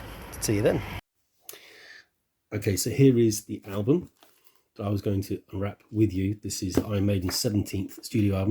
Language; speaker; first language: English; native; English